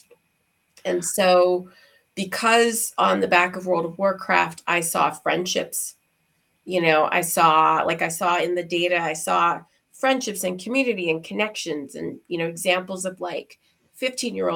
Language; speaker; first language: English; native; English